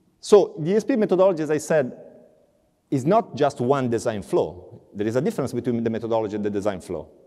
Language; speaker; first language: English; non-native, fluent; Italian